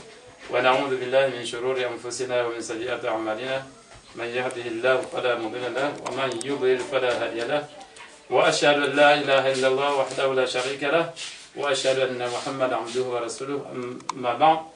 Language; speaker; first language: Arabic; non-native, local second language; Comorian